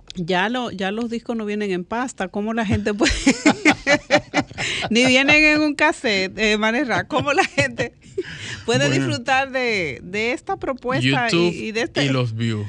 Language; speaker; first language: Spanish; native; Spanish